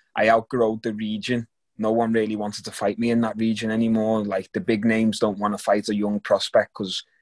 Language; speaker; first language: English; native; English